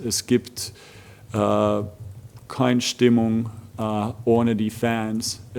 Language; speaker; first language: German; non-native, fluent; Finnish